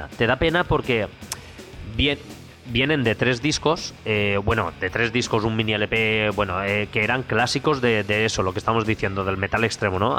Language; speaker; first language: Spanish; native; Spanish